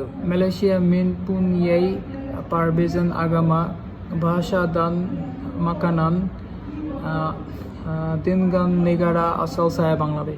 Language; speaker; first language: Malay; non-native, learner; Bangla